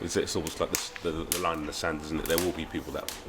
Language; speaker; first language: English; native; English